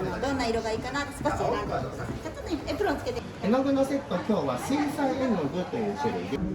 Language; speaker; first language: Japanese; non-native, fluent; Korean